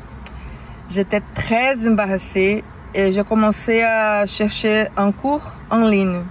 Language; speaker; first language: French; non-native, learner; Portuguese